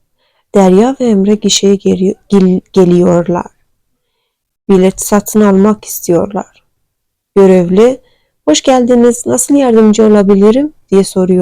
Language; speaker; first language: Turkish; non-native, learner; Turkmen